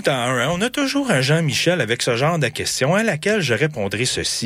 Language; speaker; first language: French; native; French